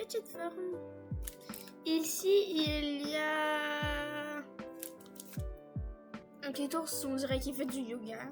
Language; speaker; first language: French; native; French